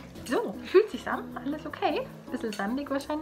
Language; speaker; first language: German; native; German